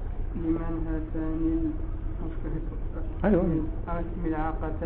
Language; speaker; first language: Arabic; non-native, learner; French